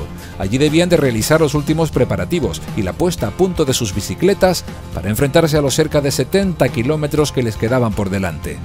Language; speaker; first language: Spanish; native; Spanish